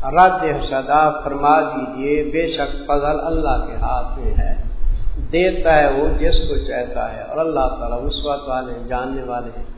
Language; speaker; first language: Urdu; non-native, local second language; Saraiki